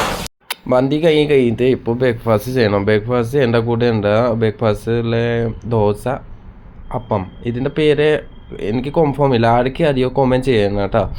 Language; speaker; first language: Malayalam; non-native, local second language; Assamese